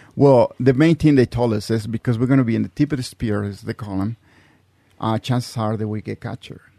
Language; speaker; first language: English; non-native, fluent; Spanish